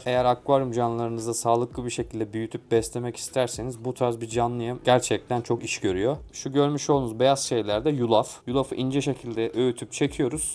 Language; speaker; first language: Turkish; native; Turkish